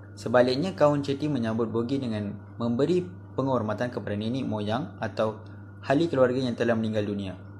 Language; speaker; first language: Malay; non-native, local second language; Tamil